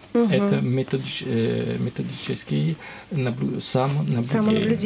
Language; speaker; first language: Russian; non-native, learner; French